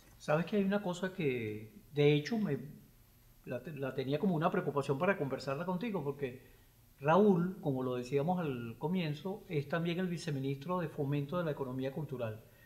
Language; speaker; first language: Spanish; native; Spanish